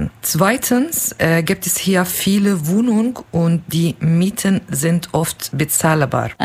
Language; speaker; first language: German; non-native, learner; Kurdish